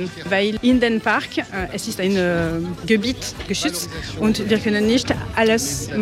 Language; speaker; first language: German; non-native, learner; French